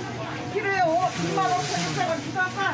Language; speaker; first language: Korean; non-native, learner; Vietnamese